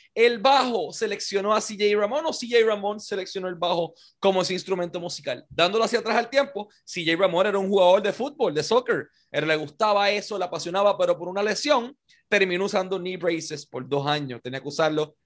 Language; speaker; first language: Spanish; native; Spanish